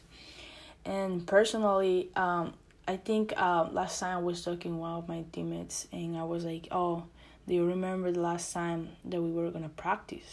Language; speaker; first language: English; non-native, learner; Spanish